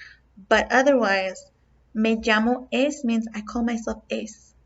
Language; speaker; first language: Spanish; non-native, fluent; English